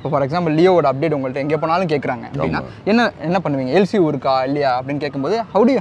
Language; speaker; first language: Tamil; native; Tamil